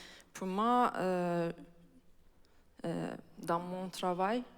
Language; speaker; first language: French; non-native, fluent; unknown